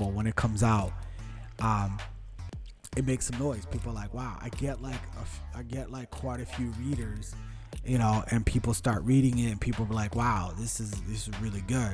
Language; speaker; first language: English; early bilingual, other home language; Portuguese